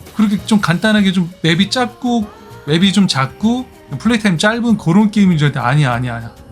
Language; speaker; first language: Korean; native; Korean